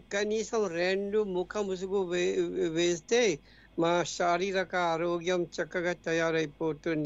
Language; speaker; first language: Telugu; non-native, fluent; Morisyen